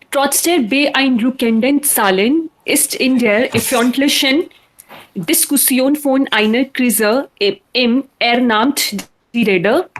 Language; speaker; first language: German; non-native, learner; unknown